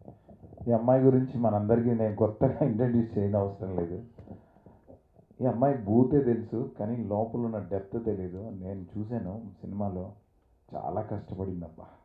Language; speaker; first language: Telugu; native; Telugu